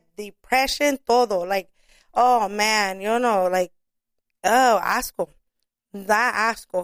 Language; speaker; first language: Spanish; early bilingual, other home language; English